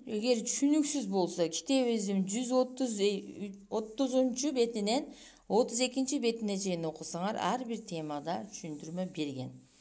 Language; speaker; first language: Kyrgyz; non-native, local second language; Uzbek